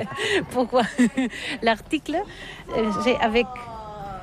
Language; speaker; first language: French; non-native, learner; Catalan